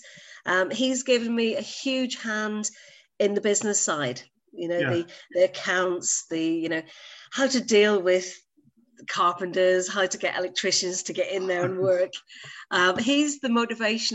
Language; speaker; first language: English; native; English